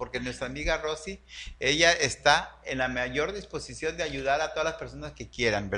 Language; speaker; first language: Spanish; native; Spanish